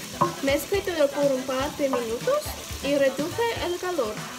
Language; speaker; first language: Spanish; non-native, learner; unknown